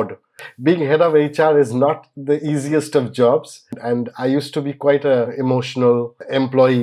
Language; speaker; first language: English; non-native, local second language; Bangla